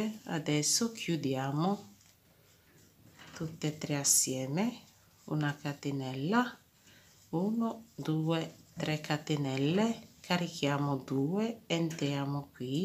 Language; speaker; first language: Italian; non-native, fluent; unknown